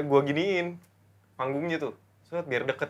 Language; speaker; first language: Indonesian; native; Indonesian